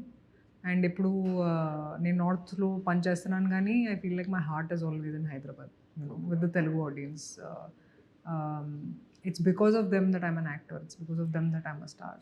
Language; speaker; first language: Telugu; non-native, local second language; Hindi